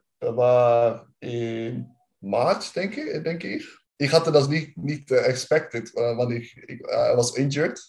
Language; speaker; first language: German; non-native, learner; Dutch